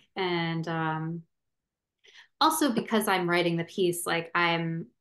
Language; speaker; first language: English; native; English